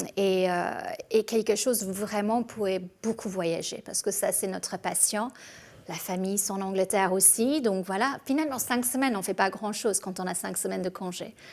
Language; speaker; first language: French; non-native, fluent; English